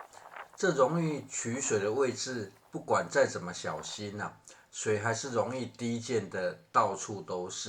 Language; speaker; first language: Chinese; native; Chinese